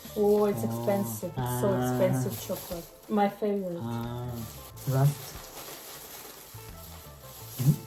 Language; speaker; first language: English; non-native, learner; Ukrainian